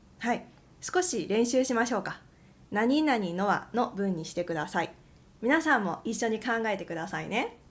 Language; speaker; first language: Japanese; native; Japanese